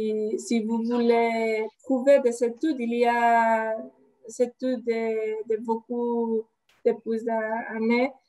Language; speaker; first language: French; non-native, fluent; Spanish